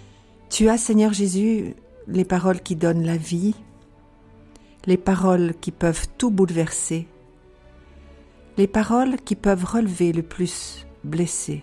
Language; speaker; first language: French; native; French